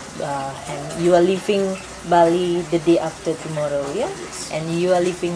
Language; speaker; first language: English; non-native, local second language; Indonesian